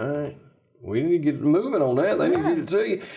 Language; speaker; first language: English; native; English